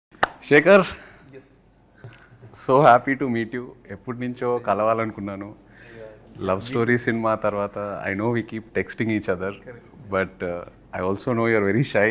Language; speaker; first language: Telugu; native; Telugu